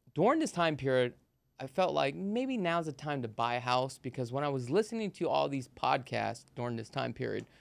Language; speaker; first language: English; native; English